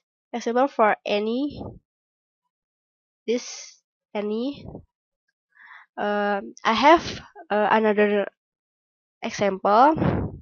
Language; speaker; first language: English; non-native, learner; Indonesian